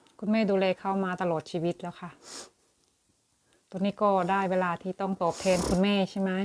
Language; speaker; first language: Thai; native; Thai